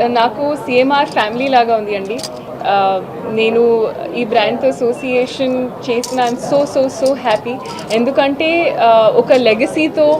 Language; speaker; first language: Telugu; non-native, fluent; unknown